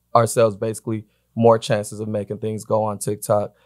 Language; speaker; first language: English; native; English